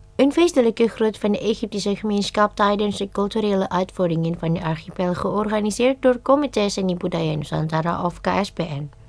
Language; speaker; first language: Dutch; non-native, fluent; Indonesian